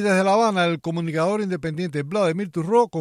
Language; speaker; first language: Spanish; native; Spanish